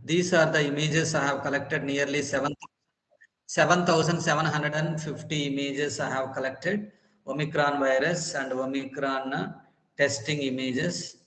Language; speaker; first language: English; non-native, local second language; Telugu